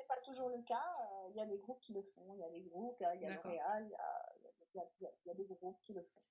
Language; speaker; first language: French; native; French